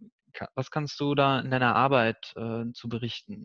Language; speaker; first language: German; native; German